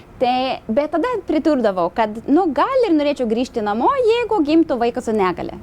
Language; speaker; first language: Lithuanian; non-native, fluent; Swedish